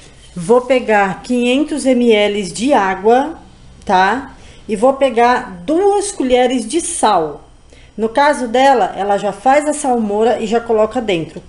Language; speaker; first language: Portuguese; native; Portuguese